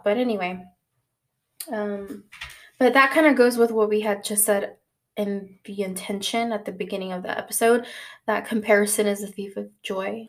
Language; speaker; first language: English; early bilingual, other home language; Spanish